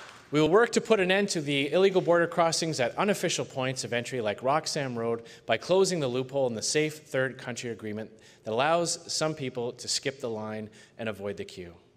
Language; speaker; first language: English; native; English